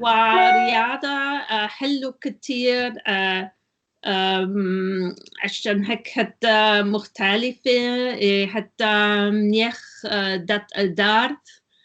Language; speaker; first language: Arabic; non-native, learner; German